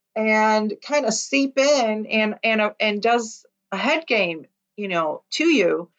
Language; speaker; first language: English; early bilingual, other home language; Lithuanian